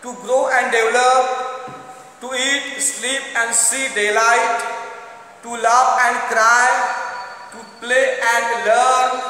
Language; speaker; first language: English; non-native, local second language; Marathi